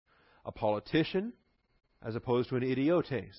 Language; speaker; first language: English; native; English